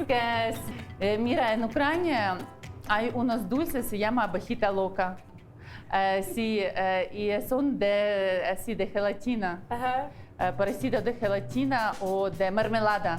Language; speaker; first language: Spanish; non-native, learner; Ukrainian